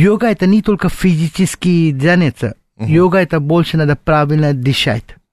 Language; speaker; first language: Russian; non-native, learner; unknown